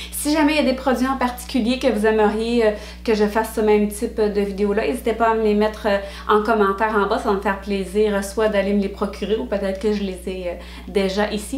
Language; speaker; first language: French; native; French